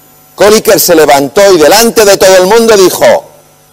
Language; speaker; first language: Spanish; native; Spanish